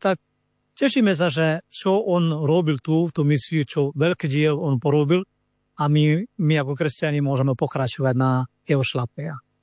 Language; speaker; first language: Slovak; non-native, fluent; Malayalam